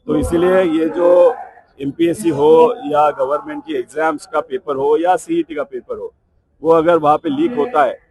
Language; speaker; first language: Hindi; non-native, local second language; Marathi